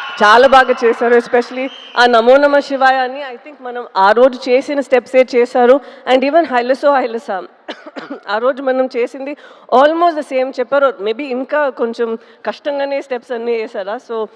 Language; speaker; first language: Telugu; non-native, fluent; Tamil